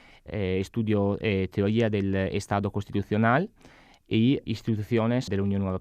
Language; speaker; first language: Spanish; non-native, learner; Italian